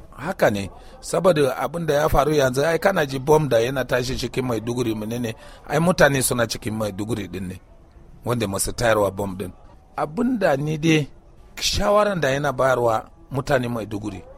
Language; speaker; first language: Hausa; non-native, local second language; Kanuri